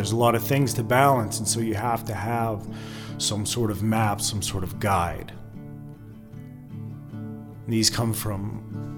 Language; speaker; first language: English; native; English